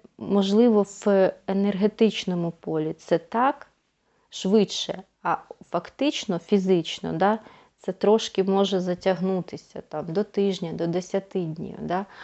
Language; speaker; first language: Ukrainian; non-native, local second language; Russian